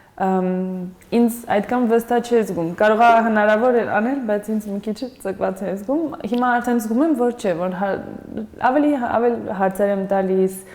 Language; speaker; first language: Armenian; non-native, fluent; Spanish